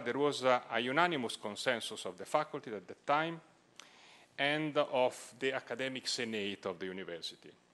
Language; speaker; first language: English; non-native, fluent; Italian